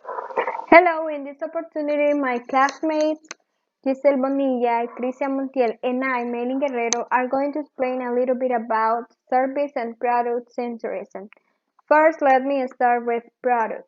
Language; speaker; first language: English; non-native, learner; Spanish